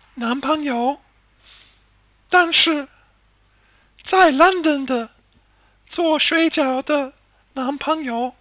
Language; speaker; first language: Chinese; non-native, fluent; English